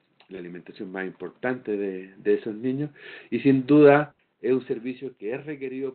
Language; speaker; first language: Spanish; native; Spanish